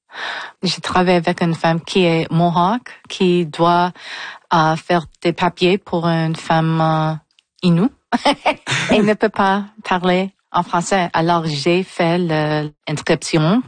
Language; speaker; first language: French; non-native, fluent; English